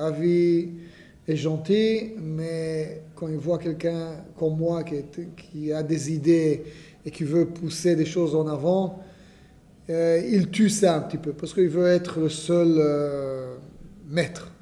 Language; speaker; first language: French; non-native, fluent; Hebrew